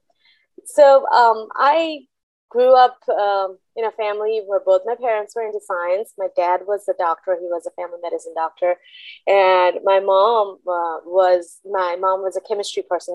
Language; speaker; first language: English; non-native, local second language; Bangla